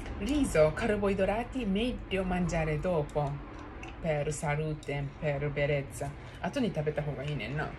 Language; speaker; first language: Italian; non-native, learner; Japanese